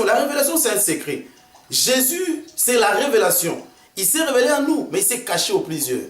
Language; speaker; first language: French; non-native, local second language; Lingala